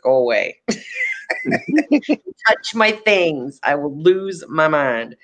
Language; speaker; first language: English; native; English